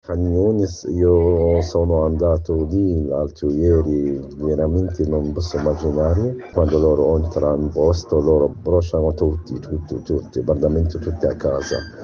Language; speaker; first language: Italian; non-native, learner; Arabic